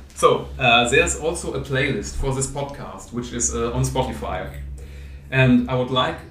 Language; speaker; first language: English; non-native, fluent; German